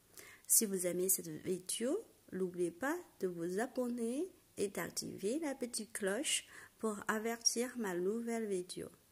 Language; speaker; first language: French; non-native, fluent; Chinese